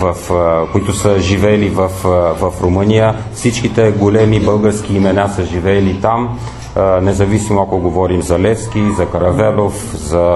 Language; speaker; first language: Bulgarian; non-native, fluent; Romanian